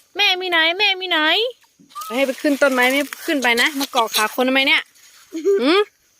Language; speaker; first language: Thai; non-native, local second language; Karen languages